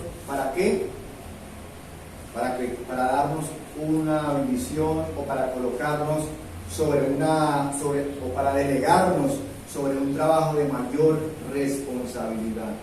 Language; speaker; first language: Spanish; native; Spanish